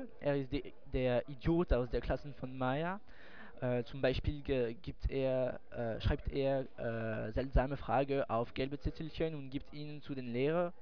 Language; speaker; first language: German; non-native, learner; French